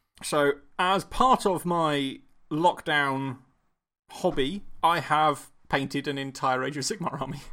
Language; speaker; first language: English; native; English